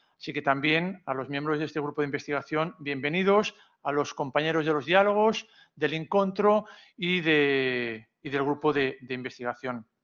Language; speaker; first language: Spanish; non-native, local second language; Catalan